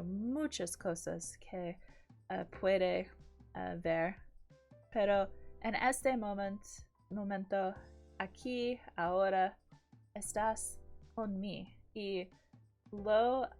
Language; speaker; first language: Spanish; non-native, learner; English